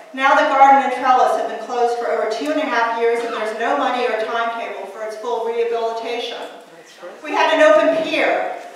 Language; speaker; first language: English; native; English